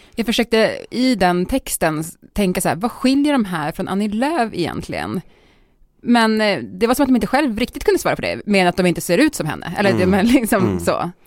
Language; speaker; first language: Swedish; native; Swedish